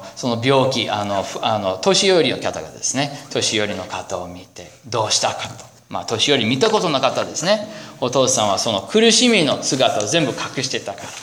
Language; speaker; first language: Japanese; non-native, fluent; English